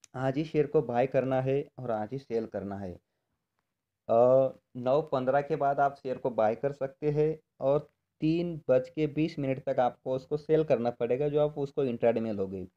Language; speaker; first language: Hindi; non-native, local second language; Marathi